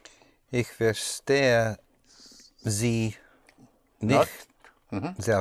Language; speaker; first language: German; non-native, learner; English